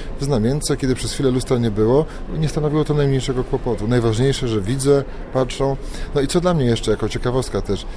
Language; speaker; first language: Polish; native; Polish